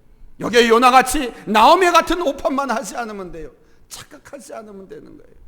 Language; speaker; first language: Korean; native; Korean